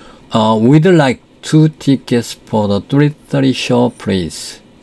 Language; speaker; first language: English; non-native, fluent; Korean